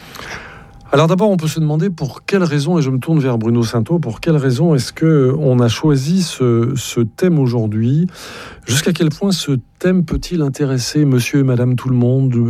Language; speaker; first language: French; native; French